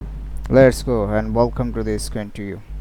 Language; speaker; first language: English; non-native, fluent; Bangla